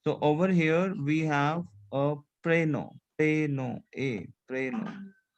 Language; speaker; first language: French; non-native, fluent; Hindi